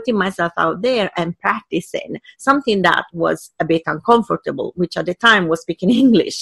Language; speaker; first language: English; non-native, fluent; Italian